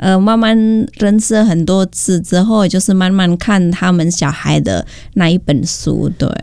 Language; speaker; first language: Chinese; non-native, fluent; Indonesian